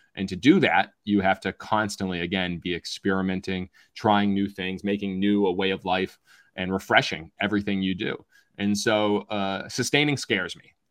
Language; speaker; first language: English; native; English